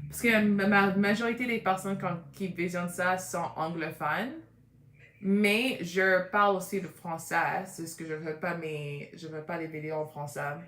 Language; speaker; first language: French; early bilingual, heritage; French